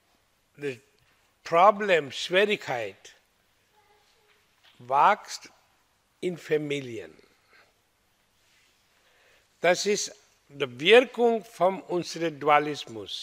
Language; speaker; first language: German; non-native, learner; Hindi